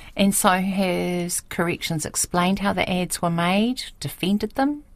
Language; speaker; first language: English; native; English